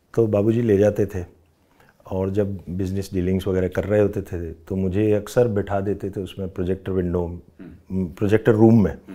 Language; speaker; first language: Hindi; non-native, local second language; Rajasthani